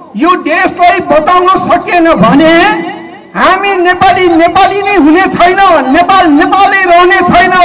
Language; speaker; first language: Nepali; non-native, local second language; Newari